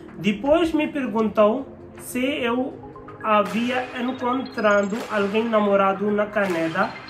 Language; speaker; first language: Portuguese; non-native, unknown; Hindi